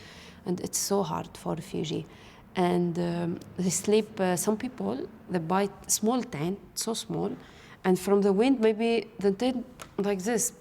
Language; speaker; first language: English; non-native, learner; Arabic